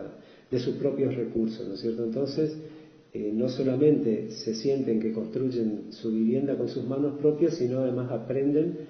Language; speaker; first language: Spanish; native; Spanish